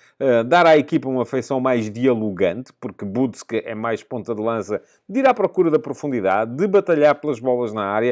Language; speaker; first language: Portuguese; native; Portuguese